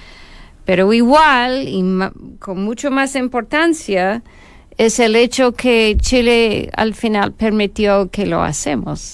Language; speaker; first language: Spanish; non-native, fluent; English